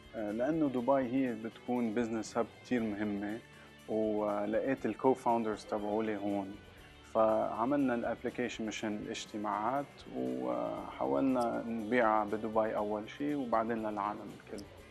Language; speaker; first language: Arabic; early bilingual, heritage; Arabic